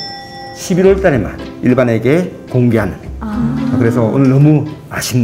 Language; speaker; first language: Korean; native; Korean